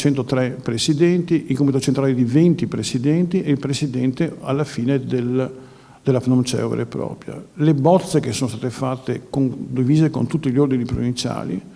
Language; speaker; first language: Italian; native; Italian